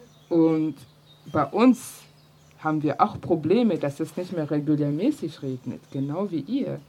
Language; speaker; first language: German; early bilingual, other home language; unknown